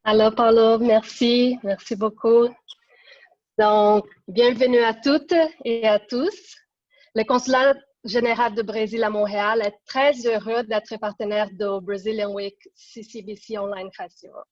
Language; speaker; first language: French; non-native, fluent; Portuguese